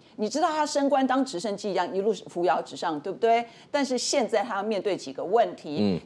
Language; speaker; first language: Chinese; native; Chinese